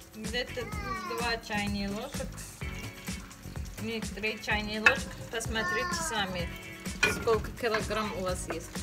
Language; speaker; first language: Russian; non-native, learner; Tajik